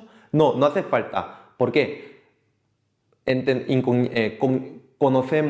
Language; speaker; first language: Spanish; non-native, fluent; Korean